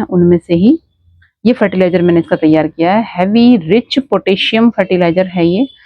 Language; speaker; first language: Hindi; native; Hindi